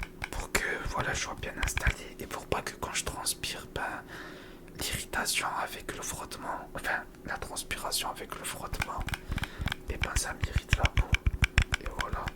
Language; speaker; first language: French; native; French